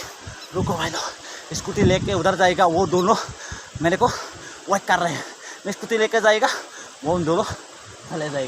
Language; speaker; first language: Hindi; non-native, local second language; Bodo